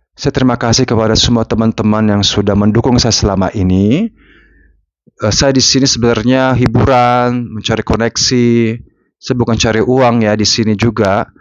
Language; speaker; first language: Indonesian; non-native, fluent; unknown